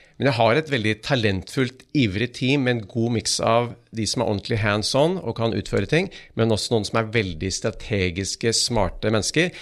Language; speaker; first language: Norwegian; native; Norwegian